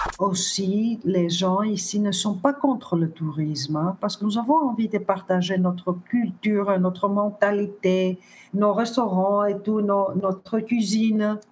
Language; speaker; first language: French; non-native, fluent; Greek